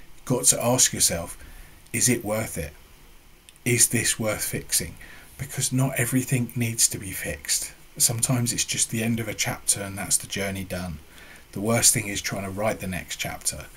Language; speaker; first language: English; native; English